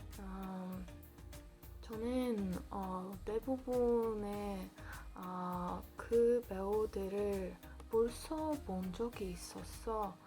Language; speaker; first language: Korean; non-native, learner; Polish